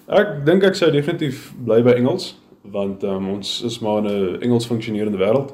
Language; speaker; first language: Afrikaans; native; Afrikaans